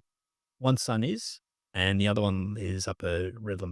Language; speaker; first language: English; native; English